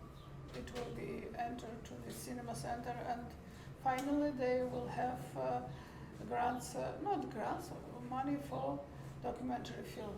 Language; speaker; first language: English; non-native, learner; Armenian